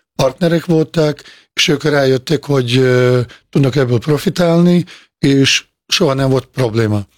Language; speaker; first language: Hungarian; non-native, fluent; Bosnian